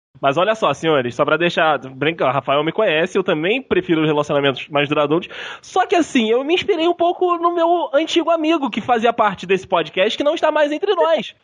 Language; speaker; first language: Portuguese; native; Portuguese